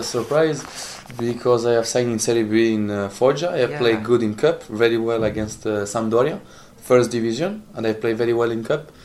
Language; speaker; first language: English; non-native, learner; Italian